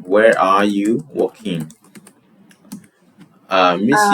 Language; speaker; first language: English; non-native, fluent; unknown